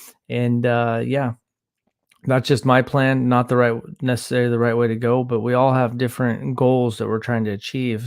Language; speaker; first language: English; native; English